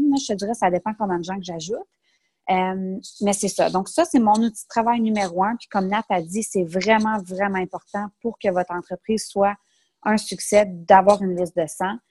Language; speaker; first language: French; native; French